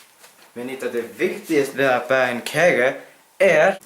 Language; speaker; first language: Danish; non-native, learner; Icelandic